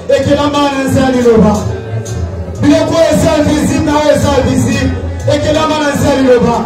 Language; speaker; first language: Lingala; native; Lingala